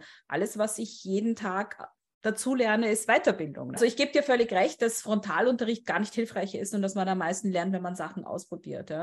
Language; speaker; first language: German; native; German